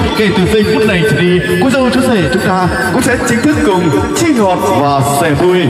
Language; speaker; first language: Vietnamese; non-native, local second language; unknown